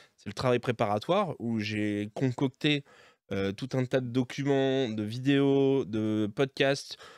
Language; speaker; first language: French; native; French